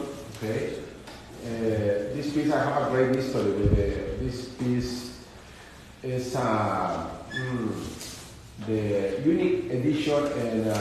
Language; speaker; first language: English; non-native, learner; Spanish